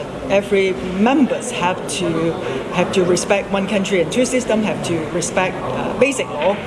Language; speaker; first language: English; non-native, local second language; Cantonese